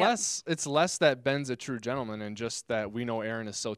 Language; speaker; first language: English; native; English